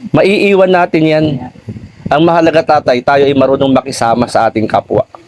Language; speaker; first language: Filipino; native; Filipino